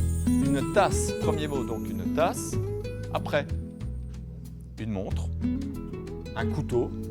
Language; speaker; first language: French; native; French